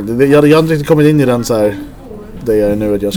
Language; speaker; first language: Swedish; native; Swedish